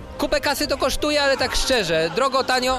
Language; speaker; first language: Polish; native; Polish